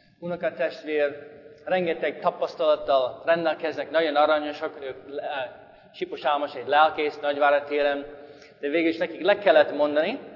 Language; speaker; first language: Hungarian; non-native, learner; English